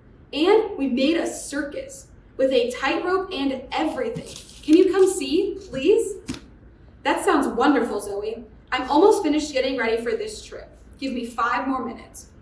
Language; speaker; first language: English; native; English